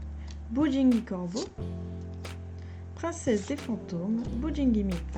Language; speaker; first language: French; native; French